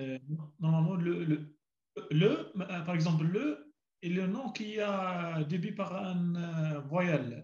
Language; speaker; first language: French; non-native, learner; Arabic